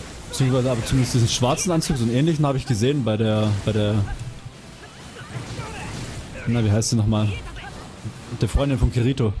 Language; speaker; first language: German; native; German